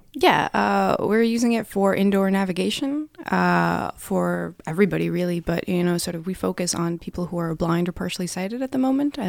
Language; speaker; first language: English; non-native, fluent; Russian